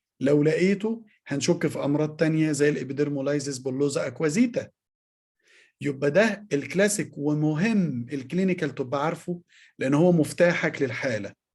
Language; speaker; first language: Arabic; native; Arabic